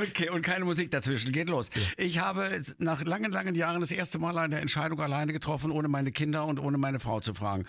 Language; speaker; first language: German; native; German